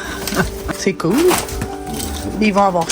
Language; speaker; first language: French; native; French